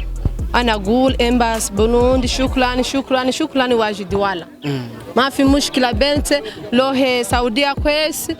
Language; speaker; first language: Arabic; non-native, learner; Rundi